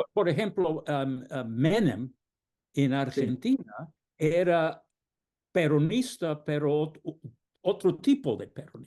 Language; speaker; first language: Spanish; non-native, fluent; English